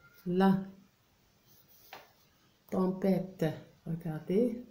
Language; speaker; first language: French; non-native, local second language; Arabic